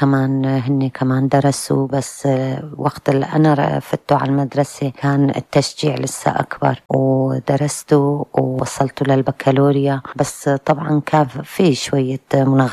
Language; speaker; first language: Arabic; non-native, local second language; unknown